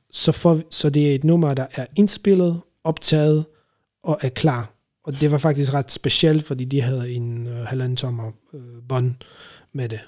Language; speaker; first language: Danish; non-native, fluent; Polish